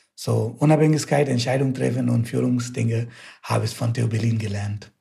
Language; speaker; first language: German; non-native, fluent; Hindi